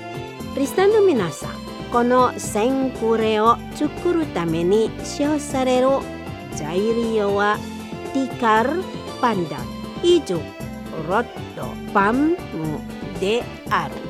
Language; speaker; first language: Japanese; non-native, fluent; Indonesian